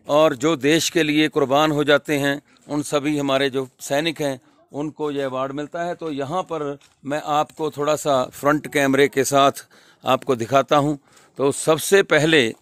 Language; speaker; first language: Hindi; non-native, local second language; Punjabi